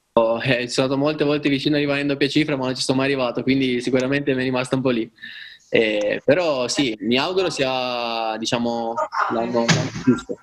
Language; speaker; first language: Italian; native; Italian